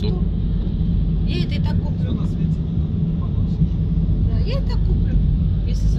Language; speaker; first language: Russian; native; Russian